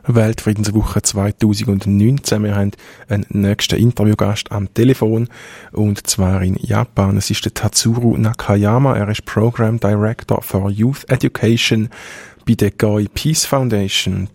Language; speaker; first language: German; native; German